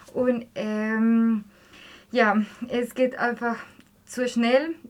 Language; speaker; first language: German; non-native, fluent; Spanish